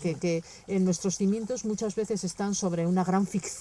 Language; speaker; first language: Spanish; native; Spanish